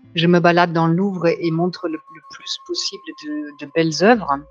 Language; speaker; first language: French; non-native, fluent; German